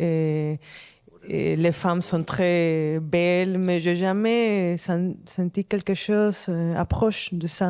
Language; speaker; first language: French; non-native, fluent; Spanish